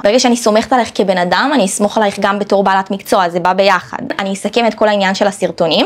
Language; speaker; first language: Hebrew; native; Hebrew